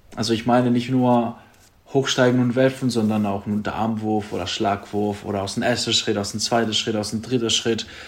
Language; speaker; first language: German; non-native, fluent; Greek